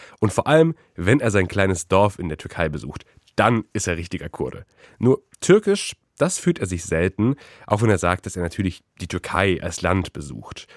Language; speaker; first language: German; early bilingual, other home language; Polish